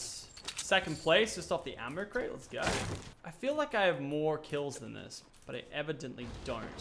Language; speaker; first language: English; native; English